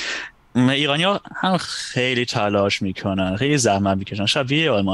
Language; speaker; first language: Persian; non-native, fluent; German